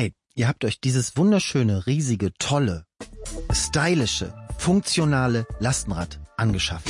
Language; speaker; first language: German; native; German